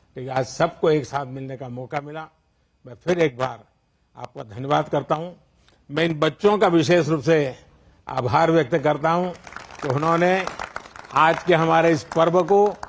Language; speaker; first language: Hindi; non-native, local second language; Gujarati